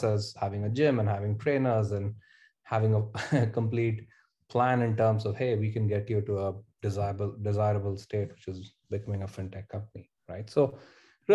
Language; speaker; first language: English; non-native, local second language; Hindi